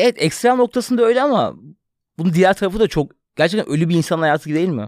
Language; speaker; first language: Turkish; native; Turkish